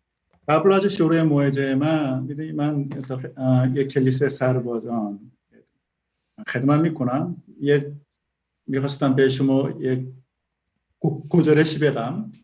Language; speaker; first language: Persian; non-native, learner; Korean